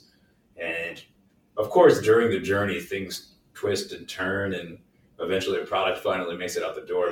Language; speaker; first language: English; native; English